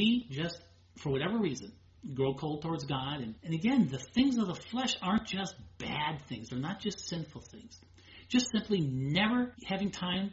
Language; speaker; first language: English; native; English